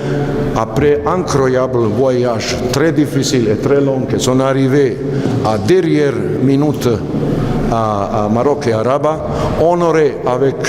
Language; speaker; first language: French; non-native, learner; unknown